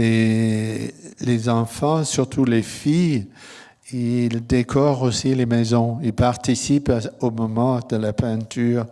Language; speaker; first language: French; non-native, fluent; German